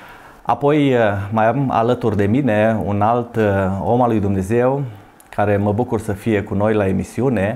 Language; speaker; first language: Romanian; native; Romanian